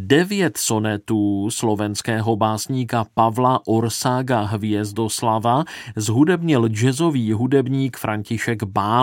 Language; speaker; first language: Czech; native; Czech